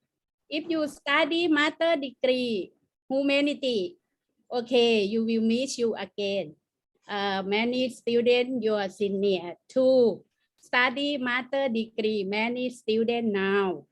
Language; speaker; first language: English; non-native, learner; Thai